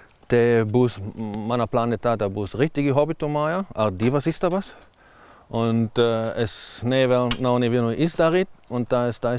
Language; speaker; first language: Latvian; non-native, learner; German